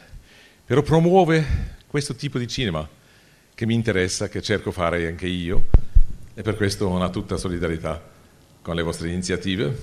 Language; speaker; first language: Italian; non-native, fluent; Polish